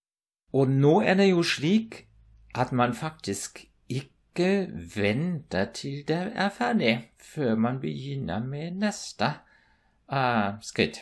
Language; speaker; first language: Norwegian; non-native, fluent; German